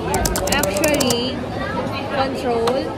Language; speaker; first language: English; non-native, local second language; Filipino